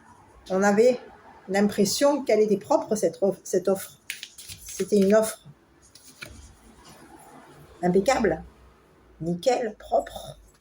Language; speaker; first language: French; native; French